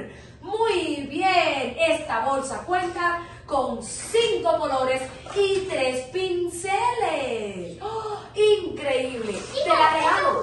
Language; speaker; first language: Spanish; native; Spanish